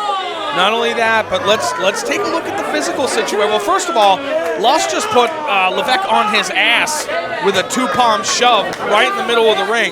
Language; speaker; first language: English; native; English